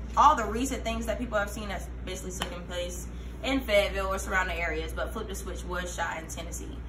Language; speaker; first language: English; native; English